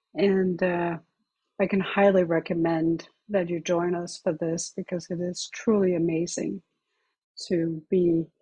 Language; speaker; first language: English; non-native, fluent; Danish